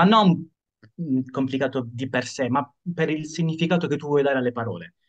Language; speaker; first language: Italian; native; Italian